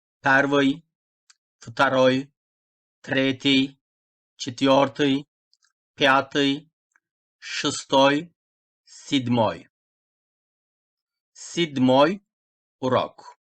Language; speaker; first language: Russian; non-native, fluent; Turkish